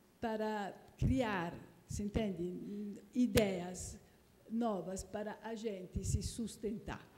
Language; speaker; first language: Portuguese; non-native, fluent; Italian